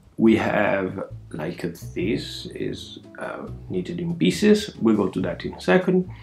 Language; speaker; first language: English; non-native, fluent; Italian